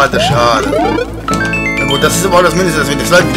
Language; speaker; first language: German; native; German